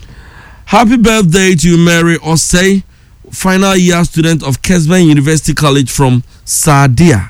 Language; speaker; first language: English; non-native, local second language; Akan